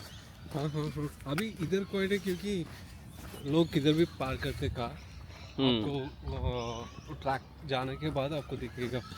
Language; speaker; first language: Hindi; non-native, local second language; Telugu